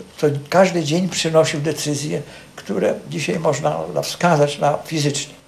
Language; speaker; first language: Polish; native; Polish